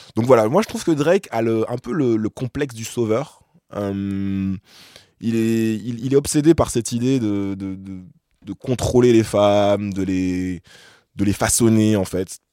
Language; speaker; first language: French; native; French